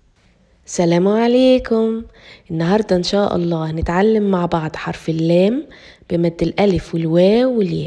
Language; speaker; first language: Arabic; native; Arabic